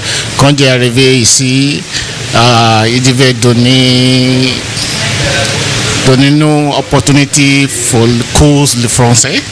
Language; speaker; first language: French; non-native, learner; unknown